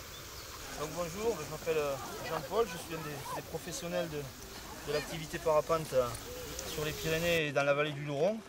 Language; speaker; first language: French; native; French